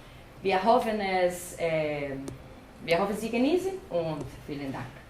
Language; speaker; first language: German; non-native, learner; Spanish